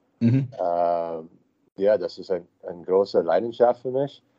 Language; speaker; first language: German; non-native, learner; English